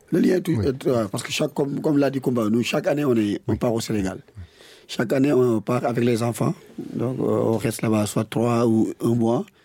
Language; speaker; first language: French; non-native, local second language; Wolof